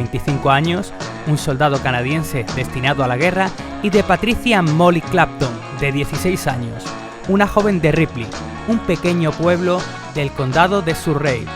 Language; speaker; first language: Spanish; native; Spanish